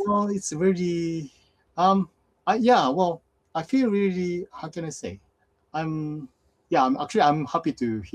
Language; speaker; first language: English; non-native, fluent; Japanese